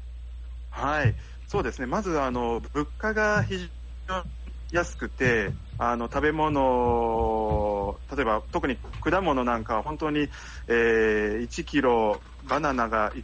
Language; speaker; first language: Japanese; native; Japanese